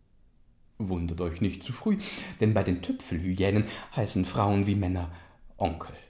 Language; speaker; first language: German; native; German